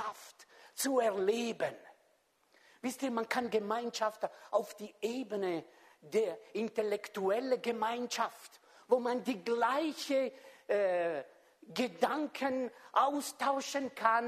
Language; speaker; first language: German; non-native, fluent; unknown